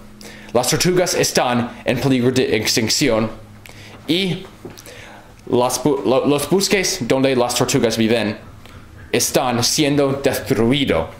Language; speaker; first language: Spanish; non-native, learner; English